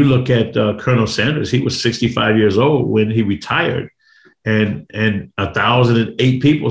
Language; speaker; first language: English; native; English